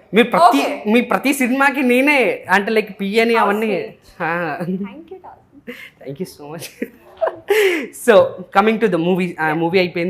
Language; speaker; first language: Telugu; native; Telugu